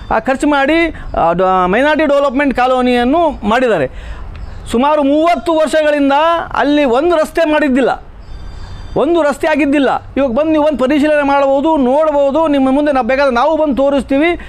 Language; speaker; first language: Kannada; non-native, local second language; Urdu